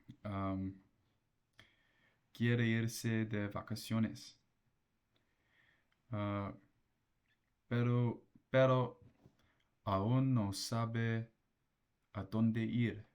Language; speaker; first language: Spanish; non-native, learner; English